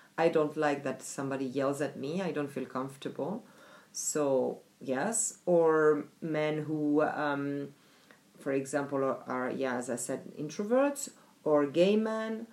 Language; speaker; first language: English; non-native, fluent; French